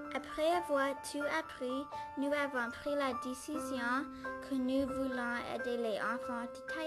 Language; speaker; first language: French; non-native, local second language; English